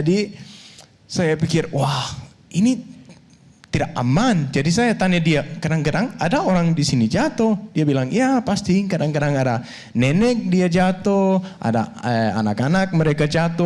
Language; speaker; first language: Indonesian; non-native, fluent; Danish